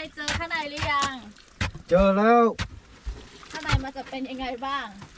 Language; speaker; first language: Thai; non-native, local second language; Lahu